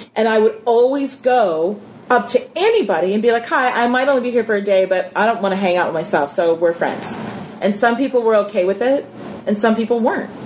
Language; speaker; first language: English; native; English